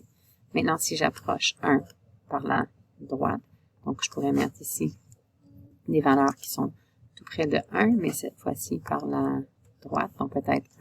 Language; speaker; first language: French; native; French